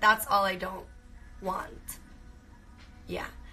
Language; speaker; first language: English; early bilingual, other home language; Spanish